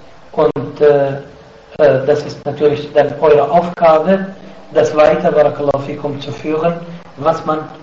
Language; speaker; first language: German; non-native, fluent; Arabic